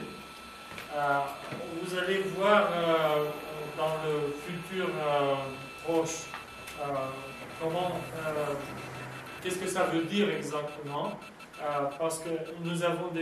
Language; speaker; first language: French; non-native, fluent; Romanian